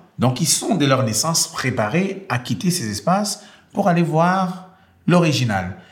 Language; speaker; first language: French; non-native, local second language; Basaa